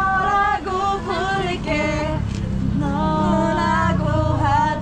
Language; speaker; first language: Korean; non-native, learner; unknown